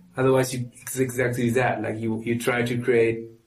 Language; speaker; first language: English; native; English